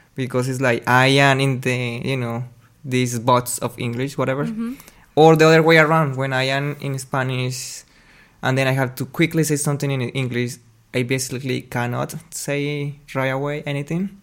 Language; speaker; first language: English; non-native, fluent; Spanish